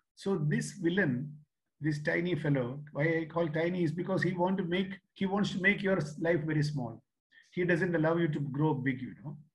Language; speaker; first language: English; non-native, local second language; Malayalam